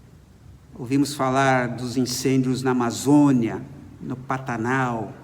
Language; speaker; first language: Portuguese; native; Portuguese